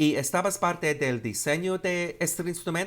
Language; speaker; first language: Spanish; non-native, fluent; English